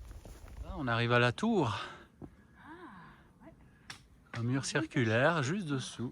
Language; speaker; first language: French; native; French